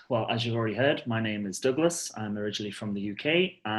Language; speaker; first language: English; native; English